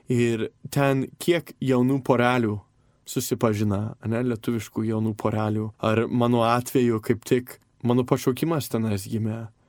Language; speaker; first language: Lithuanian; early bilingual, heritage; Lithuanian